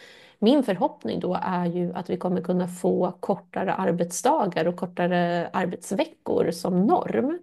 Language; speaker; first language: Swedish; native; Swedish